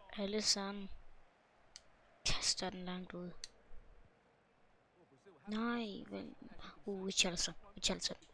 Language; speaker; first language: Danish; native; Danish